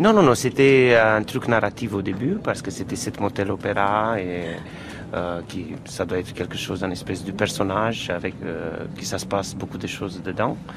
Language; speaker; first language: French; non-native, fluent; Romanian